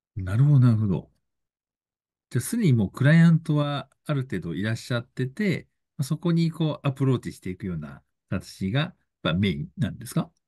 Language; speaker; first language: Japanese; native; Japanese